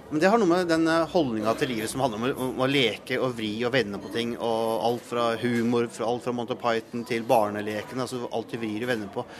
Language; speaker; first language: Norwegian; native; Norwegian